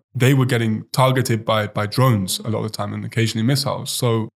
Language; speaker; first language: English; native; English